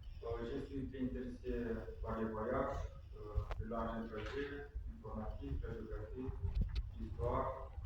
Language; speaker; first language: French; non-native, fluent; Romanian